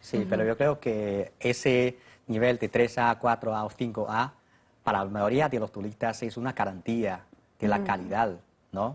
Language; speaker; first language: Spanish; non-native, fluent; Chinese